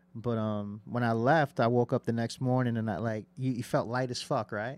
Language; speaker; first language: English; native; English